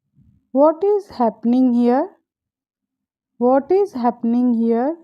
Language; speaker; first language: English; non-native, fluent; Hindi